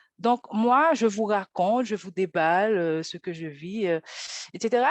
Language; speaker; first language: French; non-native, local second language; Haitian Creole